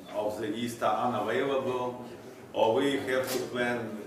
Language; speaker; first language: English; non-native, fluent; Ukrainian